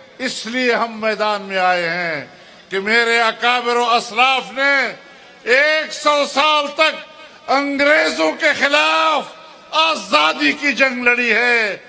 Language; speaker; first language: Urdu; non-native, local second language; Pashto